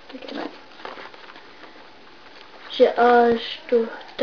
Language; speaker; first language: French; non-native, learner; English